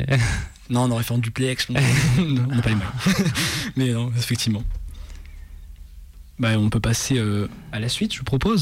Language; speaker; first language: French; native; French